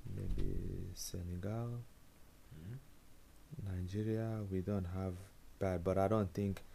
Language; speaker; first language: English; non-native, local second language; Igbo